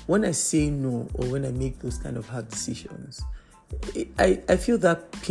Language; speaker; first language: English; non-native, local second language; Yoruba